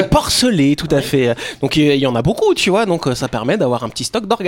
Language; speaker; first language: French; native; French